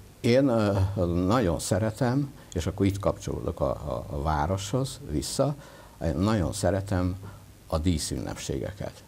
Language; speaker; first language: Hungarian; native; Hungarian